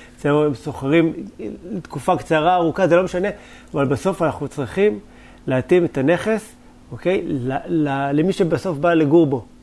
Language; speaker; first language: Hebrew; native; Hebrew